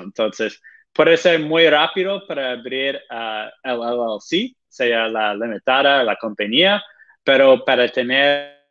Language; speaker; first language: Spanish; non-native, fluent; Portuguese